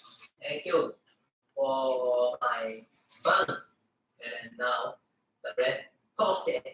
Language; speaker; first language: English; non-native, learner; Filipino